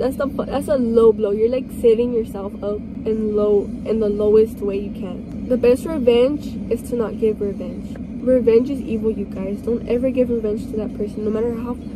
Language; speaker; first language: English; early bilingual, other home language; Spanish